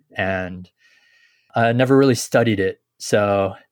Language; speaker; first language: English; native; English